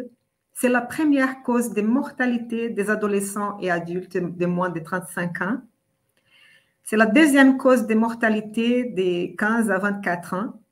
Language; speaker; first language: French; non-native, fluent; Portuguese